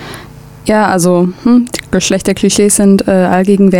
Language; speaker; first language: German; native; German